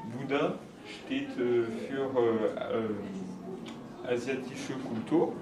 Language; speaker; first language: German; non-native, learner; French